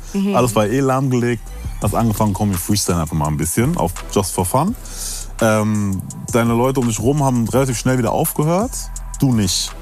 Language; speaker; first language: German; native; German